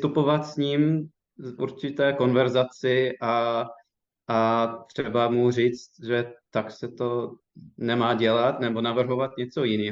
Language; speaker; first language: Czech; non-native, fluent; English